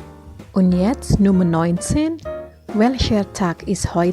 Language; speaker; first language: German; non-native, fluent; Indonesian